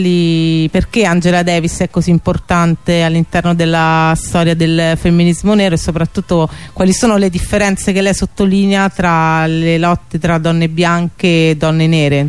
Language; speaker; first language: Italian; native; Italian